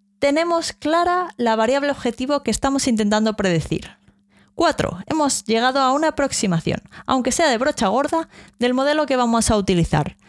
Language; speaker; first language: Spanish; native; Spanish